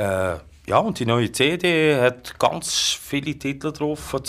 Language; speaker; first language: German; native; German